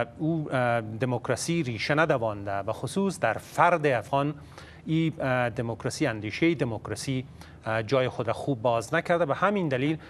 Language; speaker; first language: Persian; native; Persian